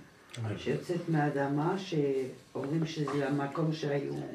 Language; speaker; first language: Hebrew; non-native, learner; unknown